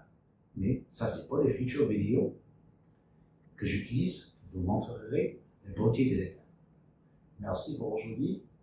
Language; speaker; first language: French; non-native, learner; English